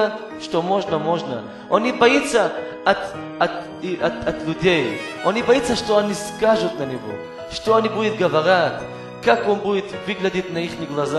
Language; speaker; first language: Russian; non-native, learner; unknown